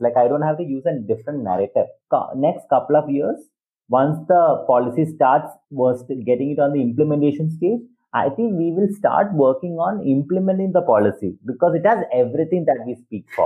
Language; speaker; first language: English; non-native, local second language; Malayalam